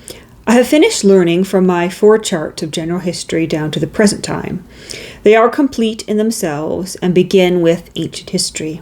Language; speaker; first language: English; native; English